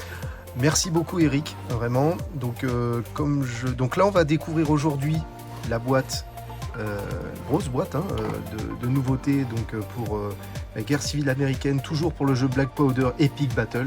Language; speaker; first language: French; native; French